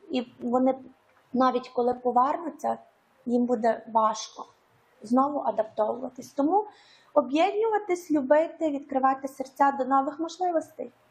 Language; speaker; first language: Ukrainian; native; Ukrainian